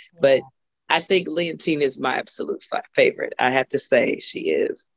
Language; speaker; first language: English; native; English